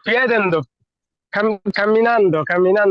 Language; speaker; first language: Italian; non-native, learner; Bangla